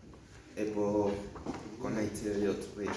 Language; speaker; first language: French; non-native, learner; Spanish